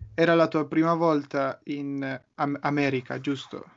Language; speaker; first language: Italian; native; Italian